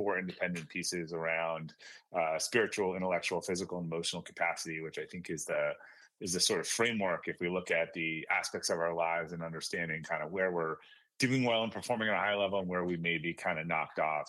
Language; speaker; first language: English; native; English